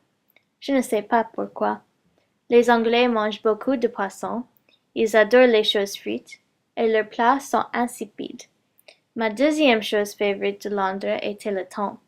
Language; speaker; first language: French; non-native, learner; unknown